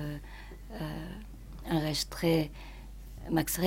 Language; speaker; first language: French; non-native, fluent; Japanese